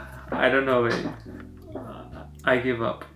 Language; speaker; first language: English; non-native, learner; Spanish